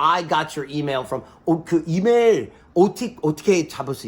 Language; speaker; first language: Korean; non-native, learner; English